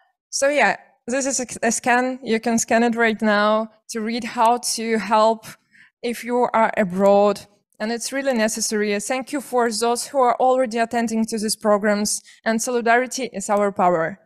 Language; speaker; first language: English; non-native, fluent; Belarusian